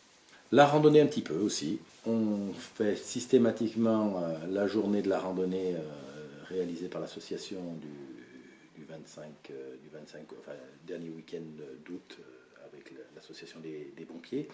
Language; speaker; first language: French; native; French